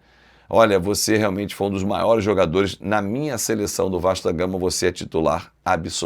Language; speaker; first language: Portuguese; native; Portuguese